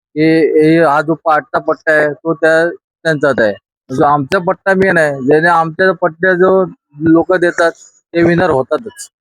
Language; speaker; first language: Marathi; native; Marathi